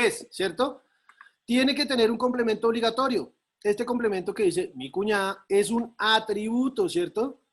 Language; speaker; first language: Spanish; native; Spanish